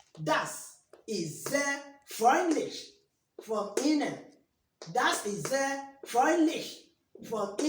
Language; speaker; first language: German; non-native, learner; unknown